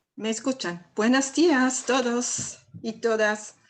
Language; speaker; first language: Spanish; non-native, fluent; German